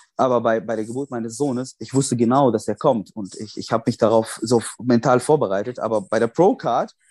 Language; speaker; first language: German; non-native, fluent; Arabic